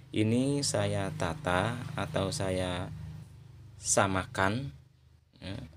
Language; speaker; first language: Indonesian; non-native, local second language; Javanese